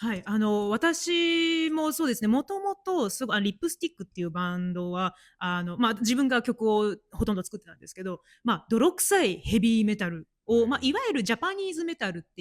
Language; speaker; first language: Japanese; native; Japanese